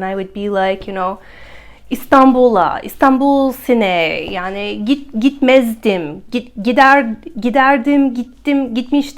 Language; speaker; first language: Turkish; non-native, fluent; English